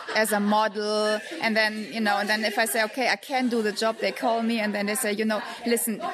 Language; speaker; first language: English; non-native, fluent; German